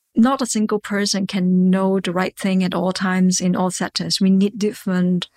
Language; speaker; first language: English; non-native, local second language; Cantonese